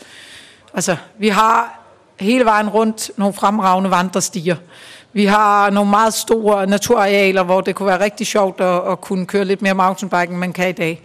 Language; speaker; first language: Danish; native; Danish